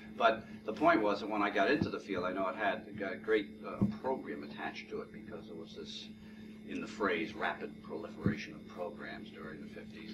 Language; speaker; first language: English; native; English